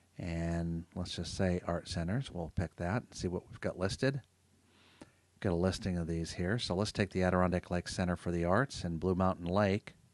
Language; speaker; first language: English; native; English